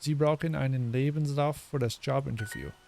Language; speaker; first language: German; non-native, learner; English